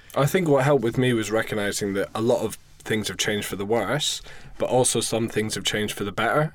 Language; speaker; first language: English; native; English